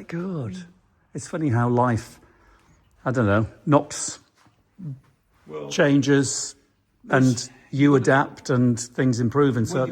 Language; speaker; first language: English; native; English